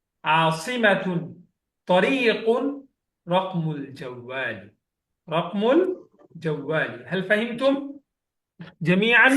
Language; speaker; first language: Arabic; non-native, fluent; Bangla